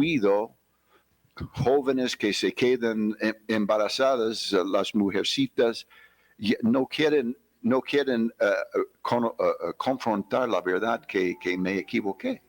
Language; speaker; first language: Spanish; non-native, fluent; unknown